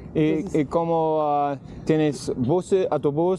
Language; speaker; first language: Spanish; non-native, learner; English